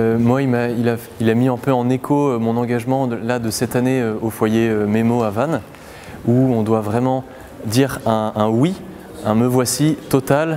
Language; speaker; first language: French; native; French